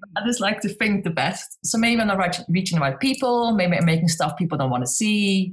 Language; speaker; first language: English; non-native, fluent; Dutch